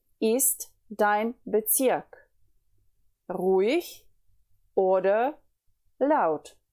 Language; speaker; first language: German; non-native, fluent; Ukrainian